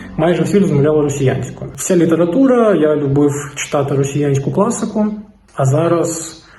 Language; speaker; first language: Ukrainian; non-native, local second language; Russian